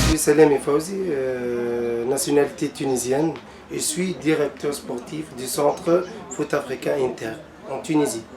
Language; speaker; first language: French; non-native, local second language; Arabic